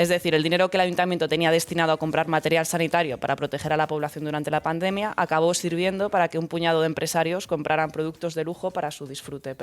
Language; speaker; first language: Spanish; native; Spanish